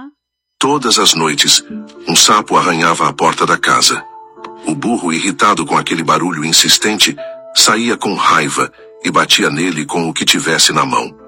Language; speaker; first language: Portuguese; native; Portuguese